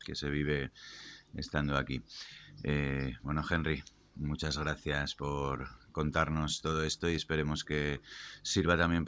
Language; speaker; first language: Spanish; native; Spanish